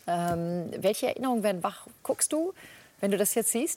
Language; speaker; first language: German; native; German